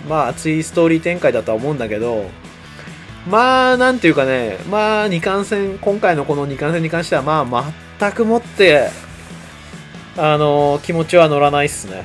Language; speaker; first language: Japanese; native; Japanese